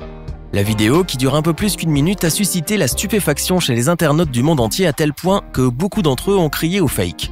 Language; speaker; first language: French; native; French